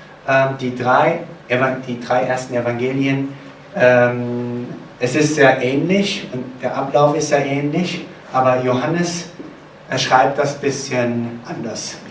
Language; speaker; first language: German; non-native, fluent; Korean